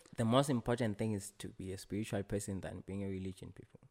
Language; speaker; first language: English; non-native, local second language; Swati